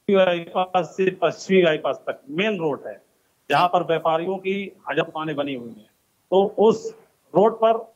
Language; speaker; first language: Hindi; native; Hindi